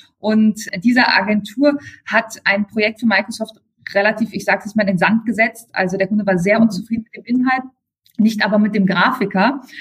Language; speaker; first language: German; early bilingual, other home language; Bulgarian